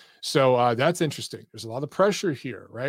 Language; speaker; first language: English; native; English